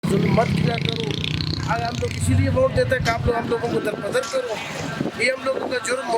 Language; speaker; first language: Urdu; non-native, local second language; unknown